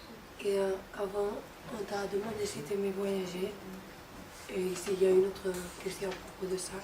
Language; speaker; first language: French; non-native, learner; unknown